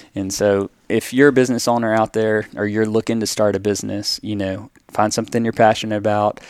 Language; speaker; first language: English; native; English